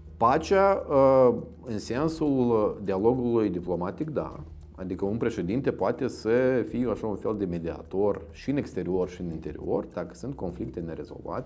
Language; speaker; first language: Romanian; native; Romanian